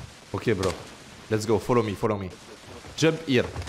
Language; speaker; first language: English; non-native, learner; French